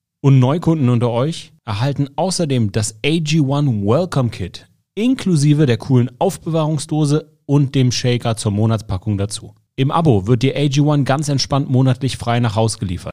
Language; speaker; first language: German; native; German